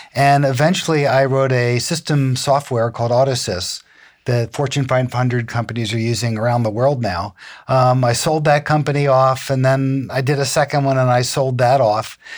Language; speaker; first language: English; native; English